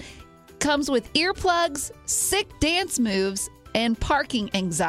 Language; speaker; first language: English; native; English